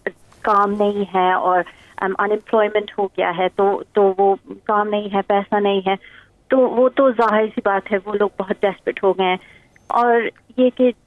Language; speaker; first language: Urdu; early bilingual, heritage; English